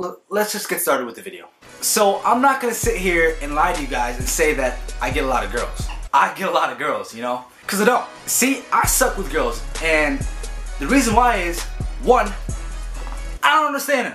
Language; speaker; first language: English; native; English